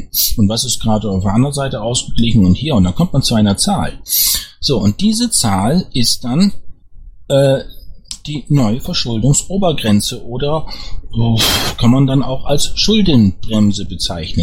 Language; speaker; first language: German; native; German